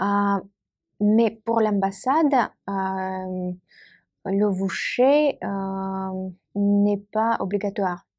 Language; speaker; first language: French; non-native, fluent; Russian